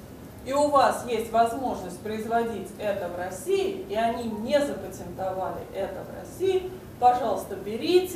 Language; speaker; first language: Russian; native; Russian